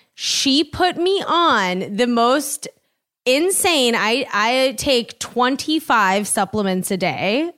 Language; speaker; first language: English; native; English